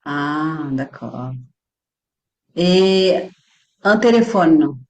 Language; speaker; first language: French; non-native, fluent; Portuguese